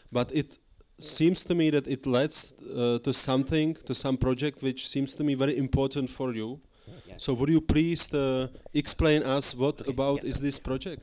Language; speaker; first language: English; non-native, fluent; Czech